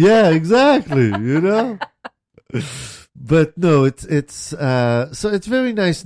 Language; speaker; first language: English; native; English